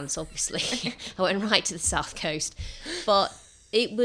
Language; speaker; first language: English; native; English